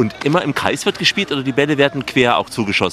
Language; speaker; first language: German; native; German